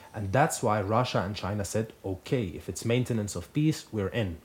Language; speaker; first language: English; non-native, fluent; Arabic